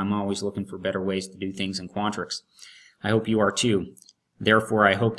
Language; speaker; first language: English; native; English